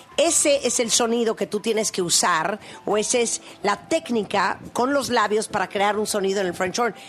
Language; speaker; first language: Spanish; native; Spanish